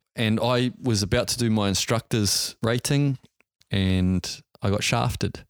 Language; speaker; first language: English; native; English